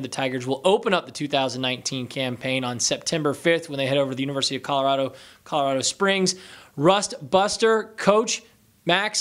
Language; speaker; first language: English; native; English